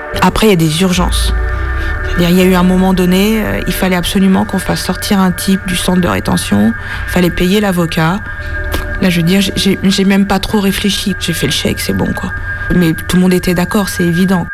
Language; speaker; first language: French; native; French